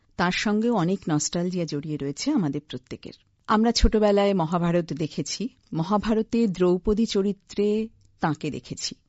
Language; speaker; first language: Bangla; native; Bangla